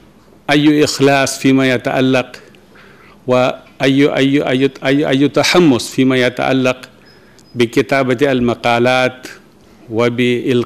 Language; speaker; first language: Arabic; non-native, fluent; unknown